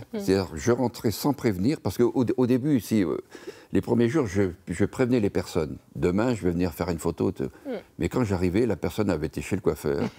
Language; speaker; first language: French; native; French